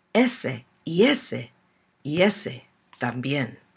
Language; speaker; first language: Spanish; early bilingual, heritage; Spanish